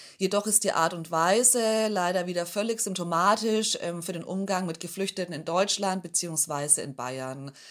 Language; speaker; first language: German; native; German